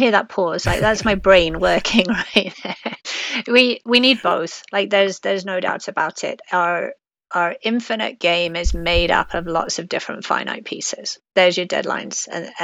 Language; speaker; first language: English; native; English